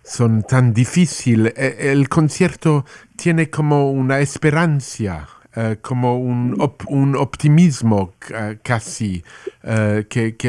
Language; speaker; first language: Spanish; non-native, learner; English